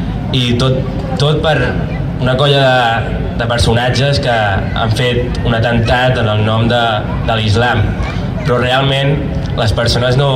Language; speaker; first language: Catalan; early bilingual, other home language; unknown